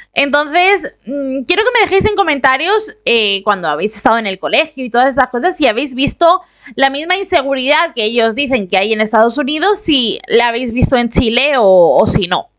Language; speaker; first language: Spanish; native; Spanish